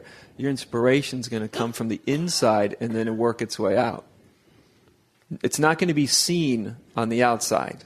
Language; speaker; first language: English; native; English